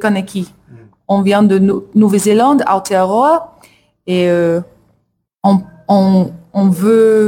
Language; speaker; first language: French; non-native, learner; English